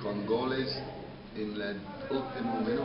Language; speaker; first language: Spanish; non-native, fluent; English